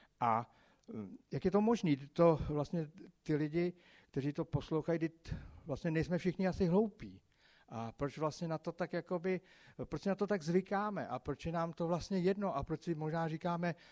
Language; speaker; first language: Czech; native; Czech